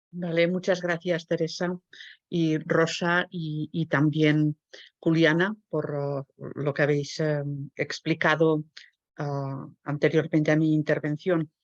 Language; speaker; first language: Spanish; native; Spanish